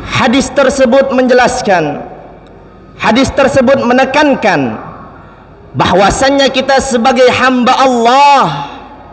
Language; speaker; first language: Indonesian; native; Indonesian